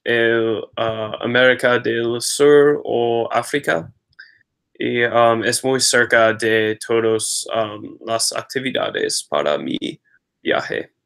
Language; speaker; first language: Spanish; non-native, learner; English